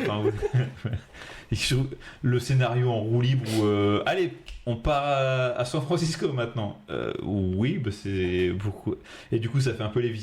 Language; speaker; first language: French; native; French